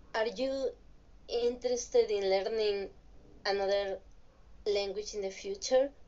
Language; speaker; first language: English; non-native, learner; Spanish